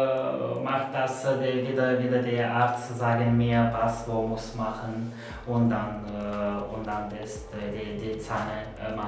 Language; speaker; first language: German; non-native, learner; Turkish